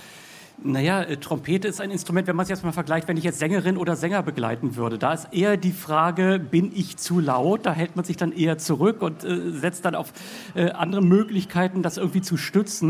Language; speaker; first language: German; native; German